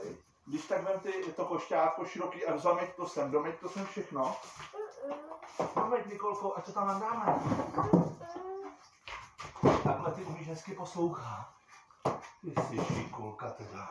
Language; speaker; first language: Czech; native; Czech